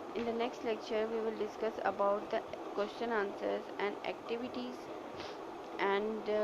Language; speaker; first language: English; non-native, local second language; Urdu